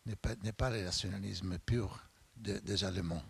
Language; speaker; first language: French; non-native, fluent; Italian